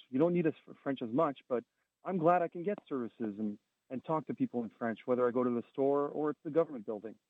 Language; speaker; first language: English; non-native, local second language; French